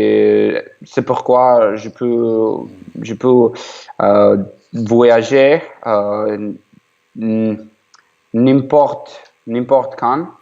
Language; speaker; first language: French; non-native, learner; Ukrainian